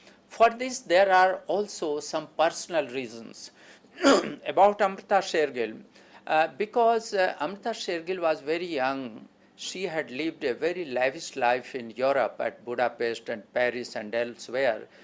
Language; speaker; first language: English; non-native, local second language; Hindi